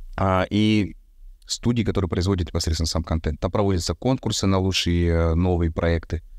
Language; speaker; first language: Russian; native; Russian